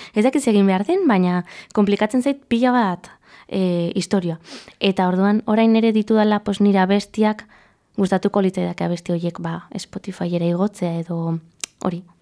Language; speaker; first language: Basque; non-native, local second language; Spanish